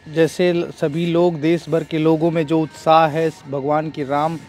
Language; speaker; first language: Hindi; native; Hindi